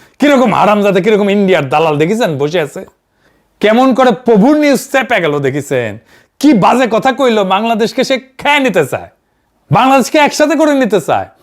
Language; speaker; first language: Bangla; native; Bangla